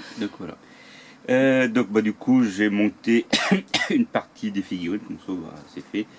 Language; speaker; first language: French; native; French